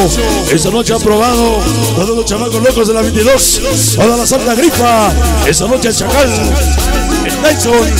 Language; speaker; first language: Spanish; native; Spanish